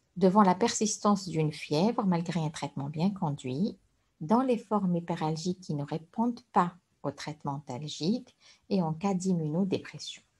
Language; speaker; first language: French; non-native, local second language; Arabic